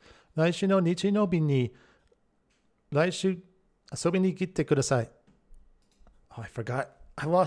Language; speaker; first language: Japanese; non-native, learner; English